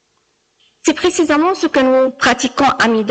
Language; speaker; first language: French; non-native, local second language; Arabic